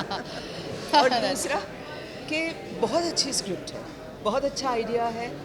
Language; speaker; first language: Hindi; non-native, local second language; Gujarati